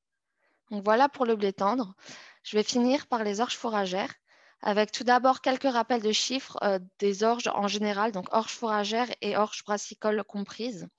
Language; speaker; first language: French; native; French